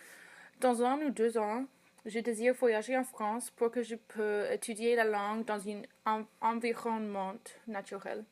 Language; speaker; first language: French; non-native, fluent; English